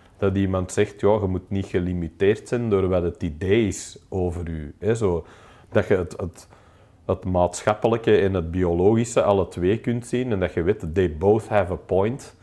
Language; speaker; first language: Dutch; non-native, local second language; English